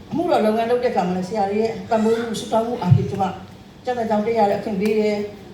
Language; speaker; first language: Burmese; non-native, local second language; Shan